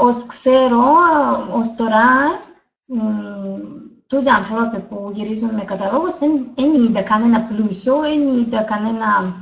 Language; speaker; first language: Greek; non-native, learner; Russian